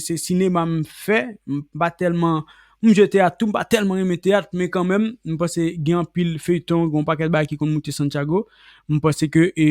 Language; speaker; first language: Haitian Creole; native; Haitian Creole